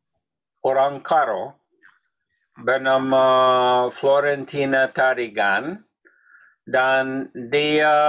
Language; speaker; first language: Indonesian; non-native, learner; English